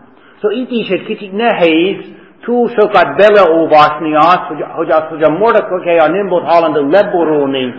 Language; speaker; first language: Hungarian; non-native, fluent; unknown